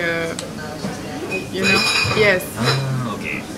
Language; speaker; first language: English; non-native, learner; French